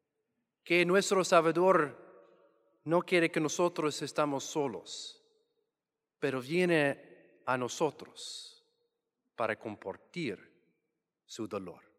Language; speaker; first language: Spanish; non-native, fluent; English